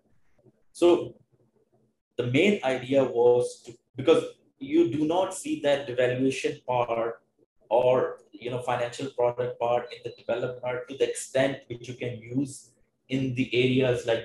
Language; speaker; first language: English; non-native, local second language; Urdu